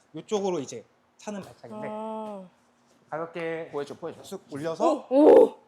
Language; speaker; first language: Korean; non-native, fluent; German